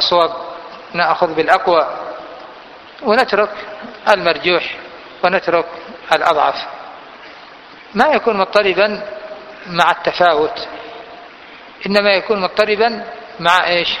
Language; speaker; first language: Arabic; native; Arabic